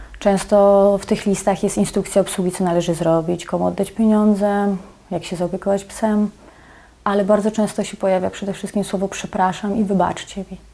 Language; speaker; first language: Polish; native; Polish